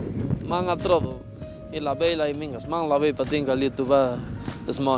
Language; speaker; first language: Lithuanian; non-native, learner; Spanish